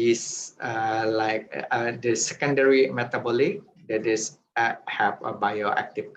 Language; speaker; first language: English; non-native, fluent; Indonesian